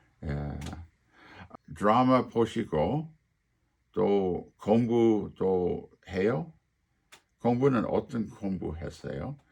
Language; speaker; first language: Korean; non-native, fluent; English